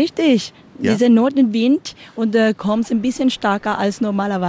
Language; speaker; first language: German; non-native, learner; Spanish